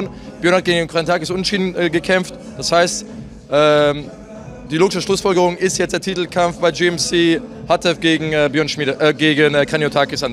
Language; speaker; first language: German; native; German